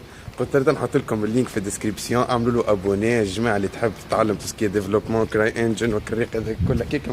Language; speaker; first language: Arabic; native; Arabic